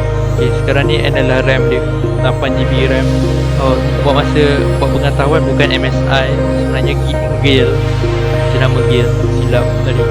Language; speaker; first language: Malay; native; Malay